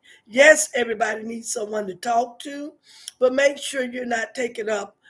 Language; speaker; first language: English; native; English